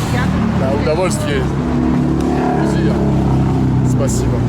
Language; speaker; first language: Russian; non-native, learner; French